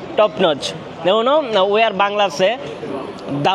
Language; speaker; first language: English; non-native, learner; Bangla